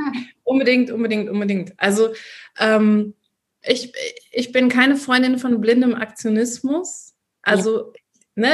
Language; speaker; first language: German; native; German